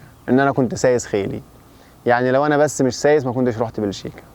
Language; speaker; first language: Arabic; native; Arabic